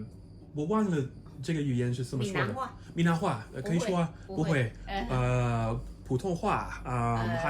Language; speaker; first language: Chinese; non-native, learner; English